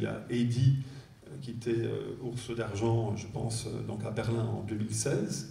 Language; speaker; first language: French; native; French